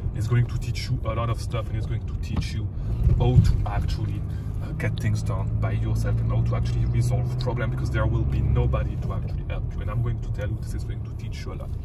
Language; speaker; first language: English; non-native, fluent; French